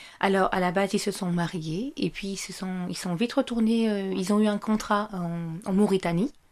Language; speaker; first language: French; non-native, local second language; Arabic